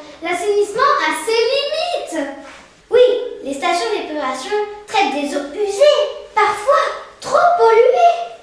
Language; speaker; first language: French; native; French